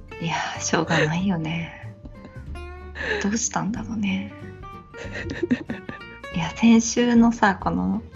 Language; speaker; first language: Japanese; native; Japanese